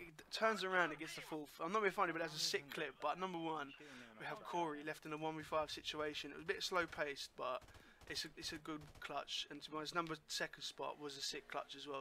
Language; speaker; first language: English; native; English